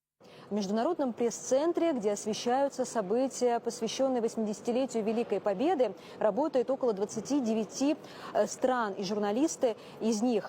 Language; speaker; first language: Russian; native; Russian